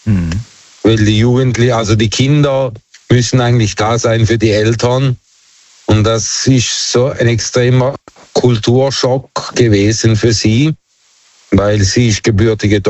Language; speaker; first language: German; early bilingual, other home language; Turkish